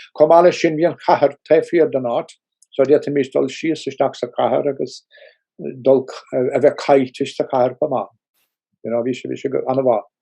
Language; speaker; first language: Irish; non-native, local second language; English